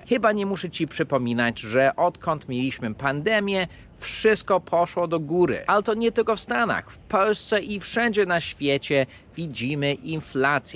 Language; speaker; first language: Polish; non-native, fluent; English